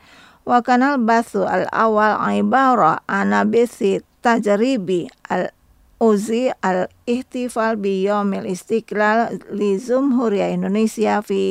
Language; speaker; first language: Arabic; non-native, fluent; Indonesian